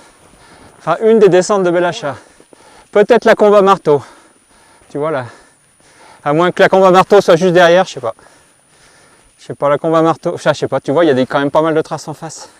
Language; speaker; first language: French; native; French